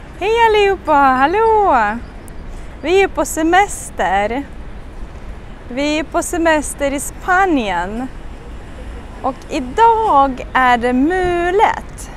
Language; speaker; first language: Swedish; non-native, fluent; Russian